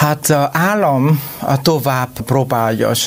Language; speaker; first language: Hungarian; non-native, learner; Vietnamese